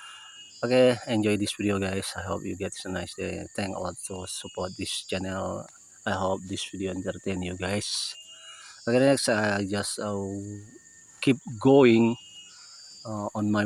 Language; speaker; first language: English; non-native, learner; Indonesian